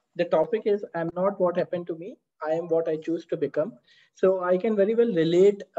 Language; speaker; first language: English; non-native, local second language; Hindi